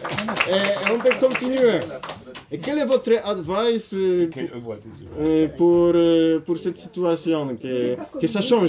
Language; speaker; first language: French; non-native, learner; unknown